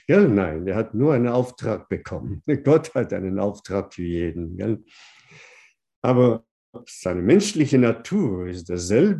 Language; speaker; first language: German; non-native, fluent; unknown